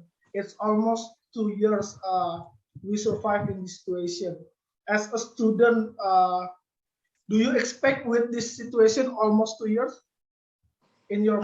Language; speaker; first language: English; non-native, learner; Indonesian